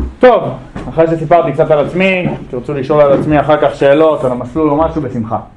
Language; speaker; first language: Hebrew; early bilingual, other home language; English